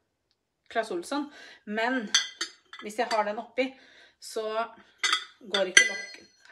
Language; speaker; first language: Norwegian; native; Norwegian